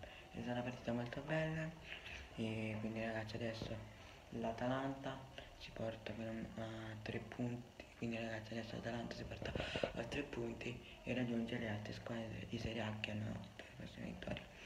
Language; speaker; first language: Italian; native; Italian